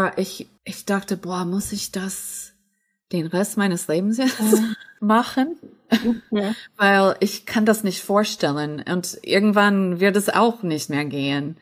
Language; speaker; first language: German; non-native, fluent; English